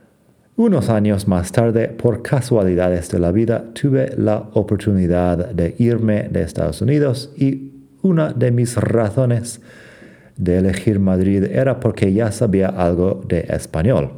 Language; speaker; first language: Spanish; non-native, fluent; English